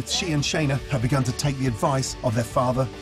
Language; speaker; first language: English; native; English